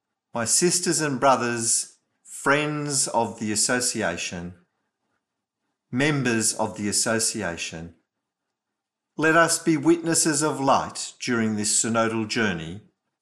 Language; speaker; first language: English; native; English